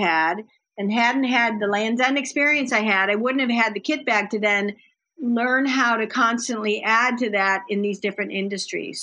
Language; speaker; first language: English; native; English